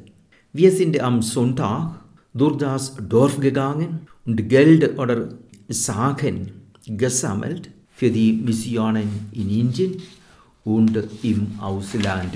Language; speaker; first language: German; non-native, fluent; Malayalam